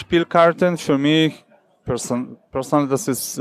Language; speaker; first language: German; non-native, learner; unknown